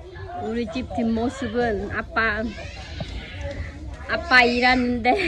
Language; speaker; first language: Korean; non-native, fluent; Khmer